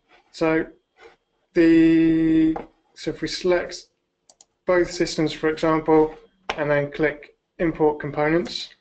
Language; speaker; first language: English; native; English